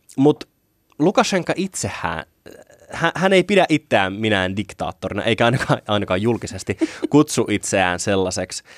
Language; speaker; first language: Finnish; native; Finnish